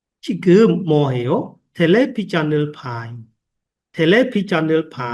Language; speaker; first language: Korean; non-native, learner; Khmer